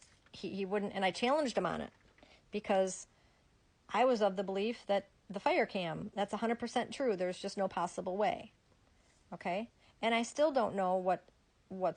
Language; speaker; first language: English; native; English